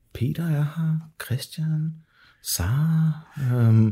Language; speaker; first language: Danish; native; Danish